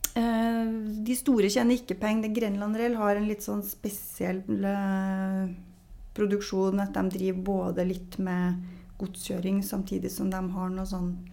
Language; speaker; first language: Norwegian; native; Norwegian